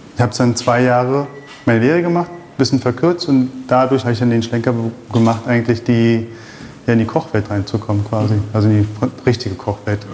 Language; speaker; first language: German; early bilingual, other home language; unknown